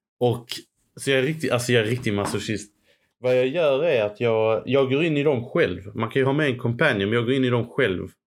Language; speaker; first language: Swedish; early bilingual, other home language; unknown